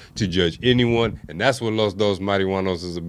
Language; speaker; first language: English; native; English